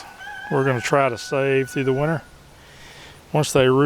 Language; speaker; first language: English; native; English